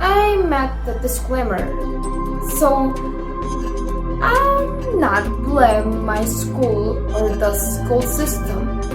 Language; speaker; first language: English; non-native, fluent; Indonesian